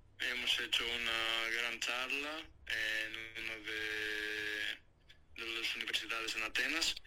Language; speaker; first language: Spanish; non-native, fluent; Greek